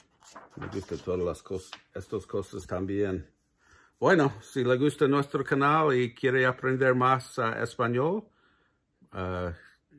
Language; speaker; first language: Spanish; non-native, learner; English